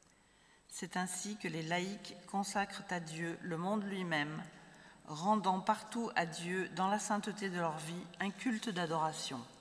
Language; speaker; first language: French; native; French